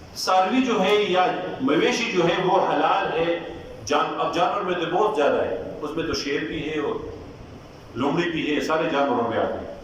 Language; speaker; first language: Urdu; non-native, local second language; Pashto